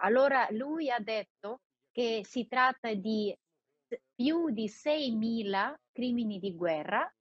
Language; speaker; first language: Italian; non-native, fluent; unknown